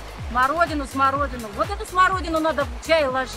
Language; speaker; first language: Russian; native; Russian